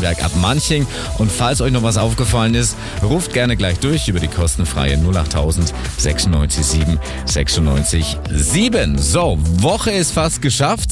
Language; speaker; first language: German; native; German